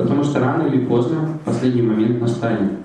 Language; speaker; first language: Russian; native; Russian